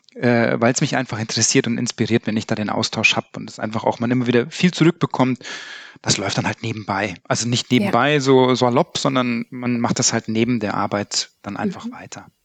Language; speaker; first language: German; native; German